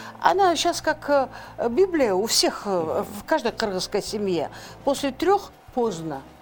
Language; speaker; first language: Russian; non-native, local second language; Kyrgyz